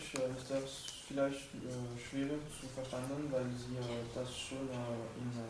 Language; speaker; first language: German; non-native, learner; French